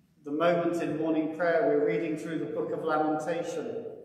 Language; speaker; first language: English; native; English